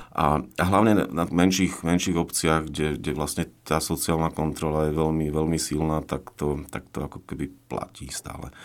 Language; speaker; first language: Slovak; native; Slovak